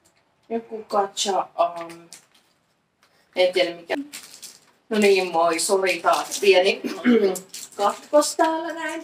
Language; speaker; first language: Finnish; native; Finnish